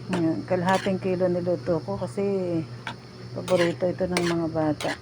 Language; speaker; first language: Filipino; native; Filipino